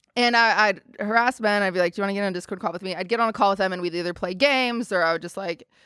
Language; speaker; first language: English; native; English